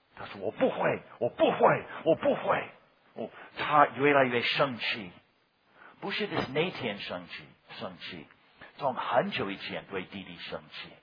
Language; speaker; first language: Chinese; non-native, fluent; English